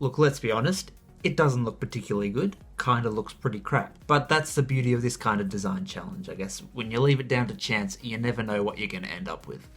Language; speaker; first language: English; native; English